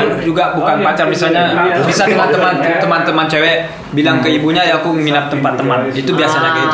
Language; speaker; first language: Indonesian; early bilingual, heritage; German